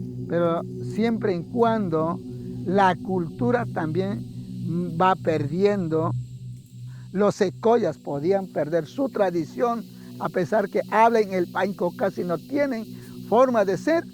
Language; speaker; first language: Spanish; non-native, local second language; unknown